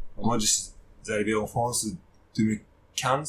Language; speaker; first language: French; non-native, fluent; Japanese